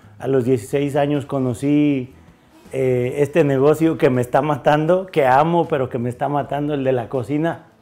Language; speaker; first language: Spanish; native; Spanish